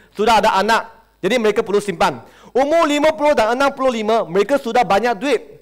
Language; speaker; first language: Malay; non-native, local second language; Chinese